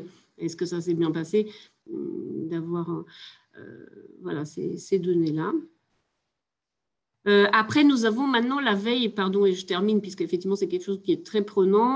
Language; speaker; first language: French; native; French